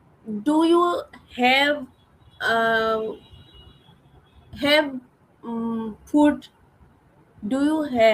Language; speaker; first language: English; non-native, learner; Odia